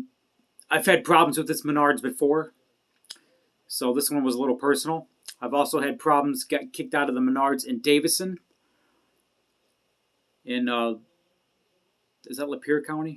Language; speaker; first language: English; native; English